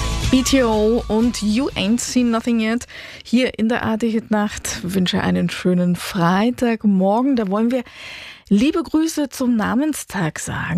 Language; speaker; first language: German; native; German